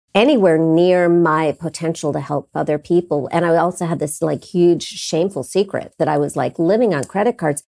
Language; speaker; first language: English; native; English